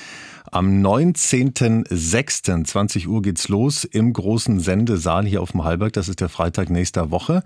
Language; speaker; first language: German; native; German